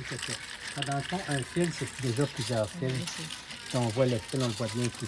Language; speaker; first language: French; native; French